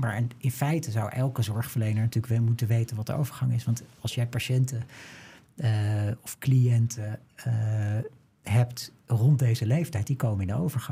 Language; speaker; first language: Dutch; native; Dutch